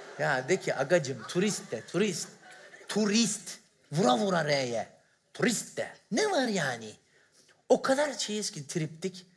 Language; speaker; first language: Turkish; native; Turkish